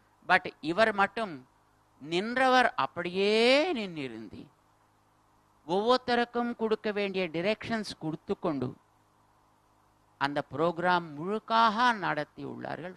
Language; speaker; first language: Tamil; non-native, local second language; Telugu